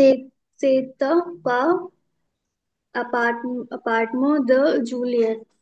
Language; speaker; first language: French; non-native, learner; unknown